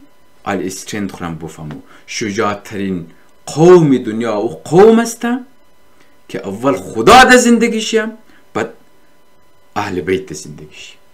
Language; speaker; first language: Persian; native; Persian